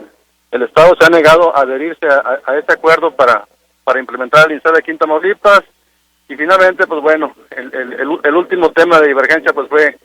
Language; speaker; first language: Spanish; native; Spanish